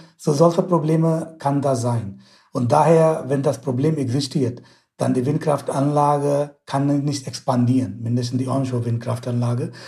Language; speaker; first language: German; non-native, fluent; Hindi